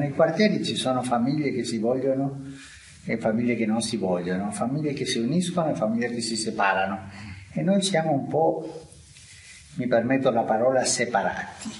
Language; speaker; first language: Italian; non-native, fluent; Spanish